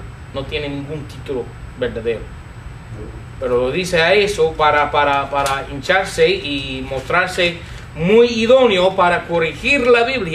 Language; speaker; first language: Spanish; non-native, fluent; English